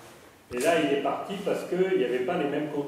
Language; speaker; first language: French; native; French